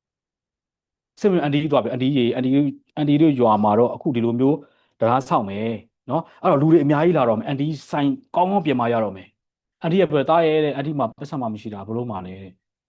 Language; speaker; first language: Burmese; native; Burmese